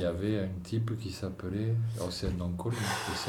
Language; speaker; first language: French; native; French